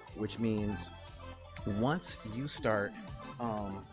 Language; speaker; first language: English; native; English